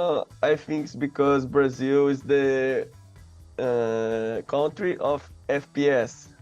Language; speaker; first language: English; non-native, learner; Portuguese